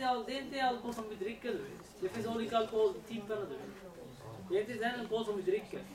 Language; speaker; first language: Swedish; non-native, learner; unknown